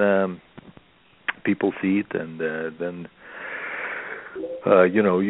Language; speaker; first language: English; non-native, fluent; Russian